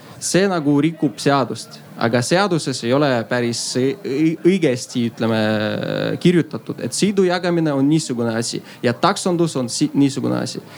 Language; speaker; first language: Estonian; non-native, local second language; Russian